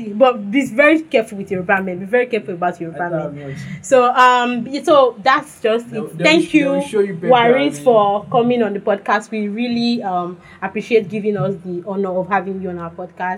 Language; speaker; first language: English; non-native, local second language; Yoruba